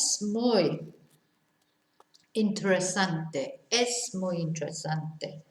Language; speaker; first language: Spanish; non-native, fluent; English